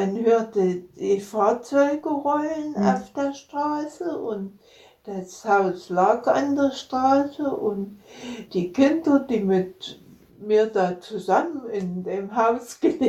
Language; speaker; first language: German; native; German